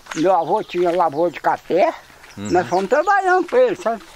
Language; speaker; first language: Portuguese; native; Portuguese